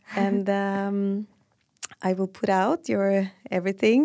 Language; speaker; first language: English; non-native, fluent; Norwegian